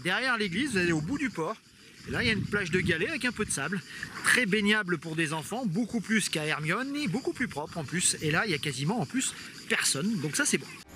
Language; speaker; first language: French; native; French